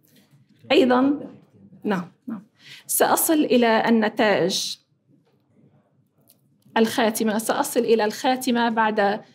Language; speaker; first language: Arabic; native; Arabic